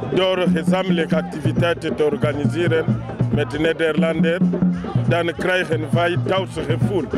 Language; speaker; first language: Dutch; non-native, fluent; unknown